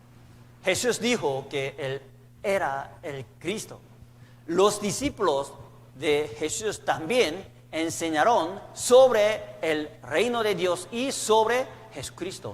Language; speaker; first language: Spanish; non-native, learner; Korean